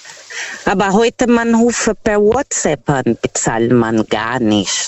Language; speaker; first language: German; non-native, learner; Portuguese